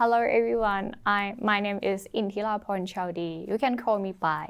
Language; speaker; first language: English; non-native, fluent; Thai